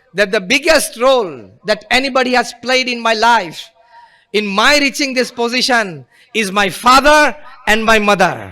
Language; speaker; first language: English; non-native, local second language; Gujarati